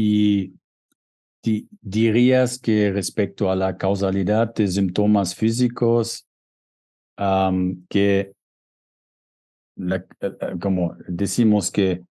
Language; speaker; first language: Spanish; non-native, fluent; German